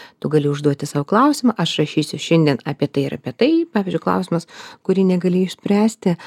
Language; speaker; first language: Lithuanian; non-native, local second language; Russian